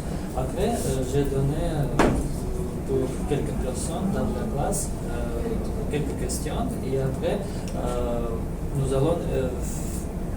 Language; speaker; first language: French; non-native, learner; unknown